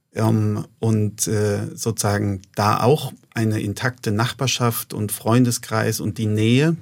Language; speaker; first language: German; native; German